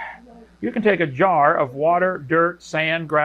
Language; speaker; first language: English; native; English